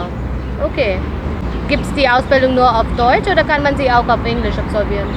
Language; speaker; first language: German; non-native, fluent; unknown